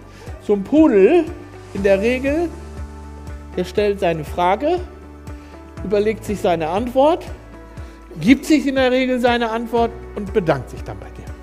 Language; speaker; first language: German; native; German